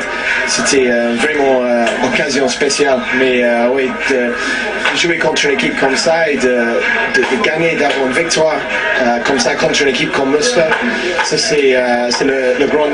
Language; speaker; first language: French; non-native, fluent; English